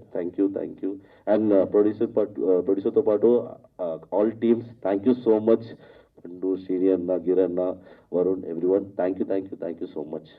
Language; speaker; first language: Telugu; non-native, fluent; Tamil